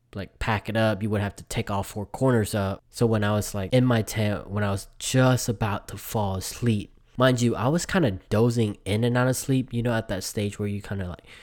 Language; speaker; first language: English; early bilingual, other home language; Vietnamese